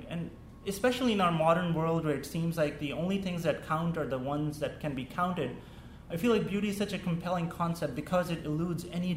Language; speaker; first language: English; non-native, local second language; Urdu